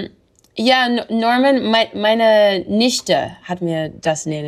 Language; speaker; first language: German; non-native, learner; English